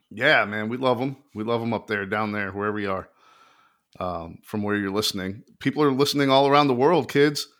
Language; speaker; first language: English; native; English